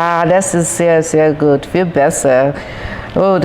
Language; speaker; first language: German; non-native, learner; English